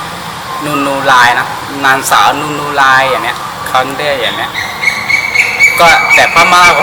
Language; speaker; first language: Thai; non-native, fluent; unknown